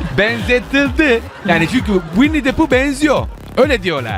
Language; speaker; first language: Turkish; non-native, learner; Italian